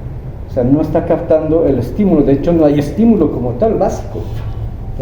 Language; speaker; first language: Spanish; native; Spanish